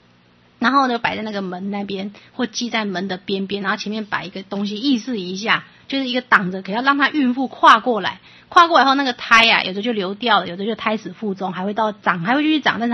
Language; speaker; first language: Chinese; native; Chinese